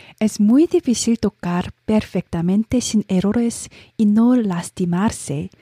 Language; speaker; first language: Spanish; non-native, learner; Korean